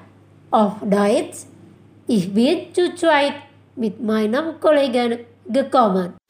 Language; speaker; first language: German; non-native, fluent; Indonesian